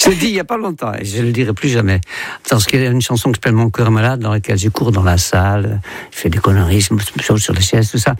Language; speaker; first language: French; non-native, fluent; Dutch